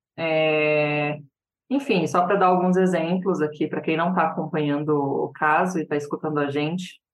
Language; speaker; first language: Portuguese; native; Portuguese